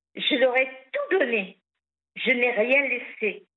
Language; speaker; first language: French; non-native, local second language; Kabyle